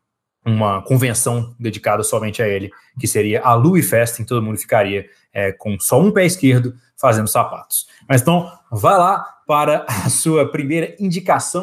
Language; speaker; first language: Portuguese; native; Portuguese